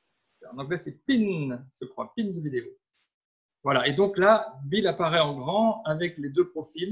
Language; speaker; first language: French; native; French